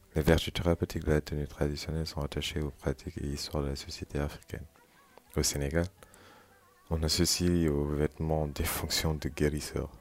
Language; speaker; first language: French; non-native, local second language; Wolof